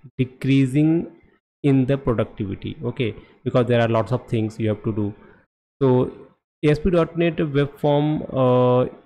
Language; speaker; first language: Hindi; native; Hindi